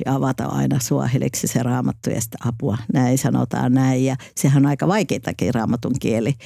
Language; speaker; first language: Finnish; native; Finnish